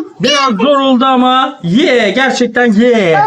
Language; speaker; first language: Turkish; native; Turkish